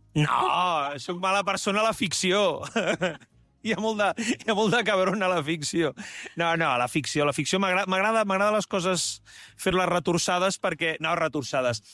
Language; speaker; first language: Catalan; native; Catalan